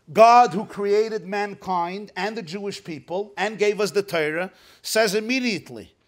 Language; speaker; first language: English; native; English